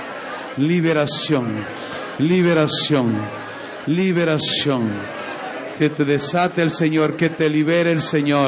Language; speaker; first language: Spanish; native; Spanish